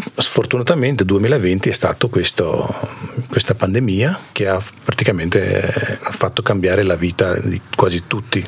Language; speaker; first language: Italian; non-native, fluent; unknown